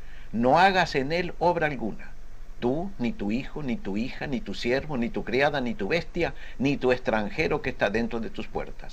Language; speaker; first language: Spanish; native; Spanish